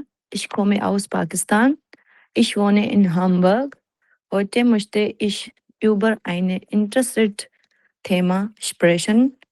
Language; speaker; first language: German; non-native, learner; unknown